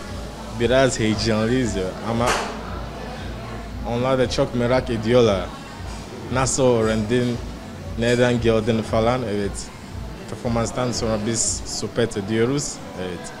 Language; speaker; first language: Turkish; non-native, learner; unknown